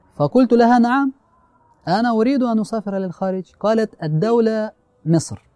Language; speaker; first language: Arabic; non-native, fluent; Russian